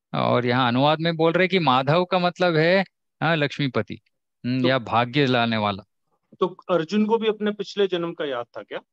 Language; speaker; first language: Hindi; non-native, local second language; Kannada